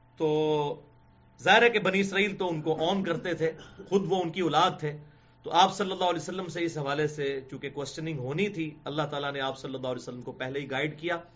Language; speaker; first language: Urdu; non-native, local second language; Punjabi